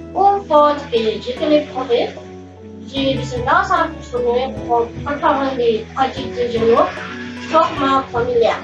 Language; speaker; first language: French; non-native, learner; Spanish